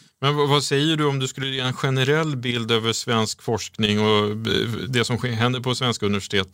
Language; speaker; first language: Swedish; native; Swedish